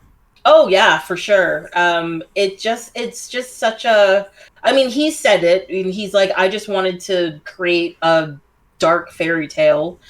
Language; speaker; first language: English; native; English